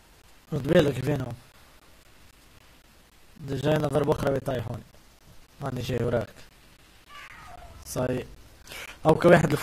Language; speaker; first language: Arabic; native; Arabic